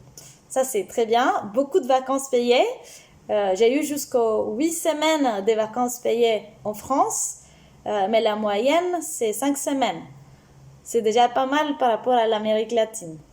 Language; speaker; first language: French; non-native, fluent; Spanish